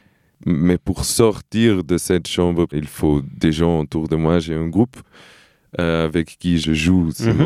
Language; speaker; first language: French; non-native, fluent; Portuguese